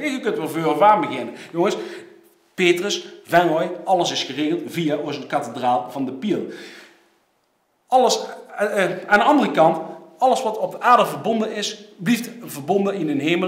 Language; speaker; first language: Dutch; native; Dutch